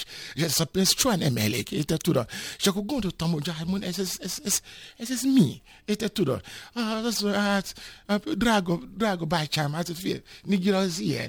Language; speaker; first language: Hungarian; non-native, fluent; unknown